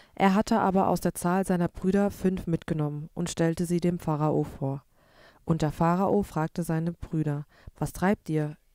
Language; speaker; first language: German; native; German